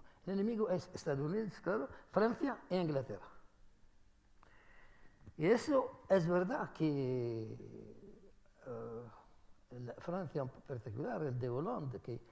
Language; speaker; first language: Spanish; non-native, fluent; Arabic